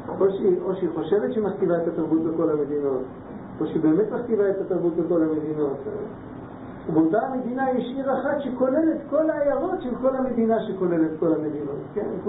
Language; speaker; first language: Hebrew; non-native, fluent; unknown